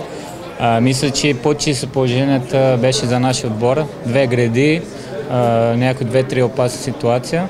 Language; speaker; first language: Bulgarian; non-native, learner; Portuguese